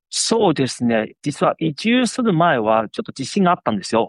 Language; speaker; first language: Japanese; non-native, fluent; Chinese